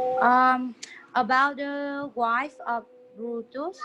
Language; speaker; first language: English; non-native, learner; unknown